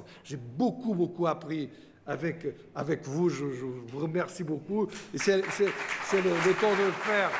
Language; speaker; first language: French; non-native, fluent; Portuguese